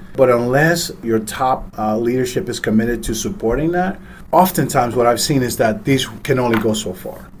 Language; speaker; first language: English; early bilingual, other home language; Spanish